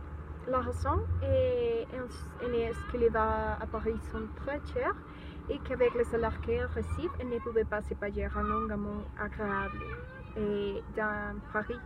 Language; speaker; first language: French; non-native, learner; Spanish